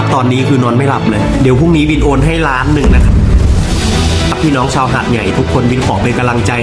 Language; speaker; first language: Thai; native; Thai